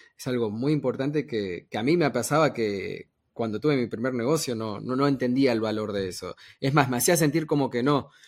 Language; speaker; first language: Spanish; native; Spanish